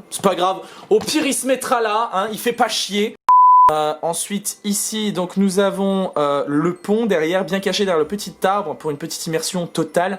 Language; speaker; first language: French; native; French